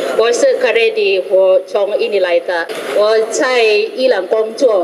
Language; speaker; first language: Chinese; non-native, learner; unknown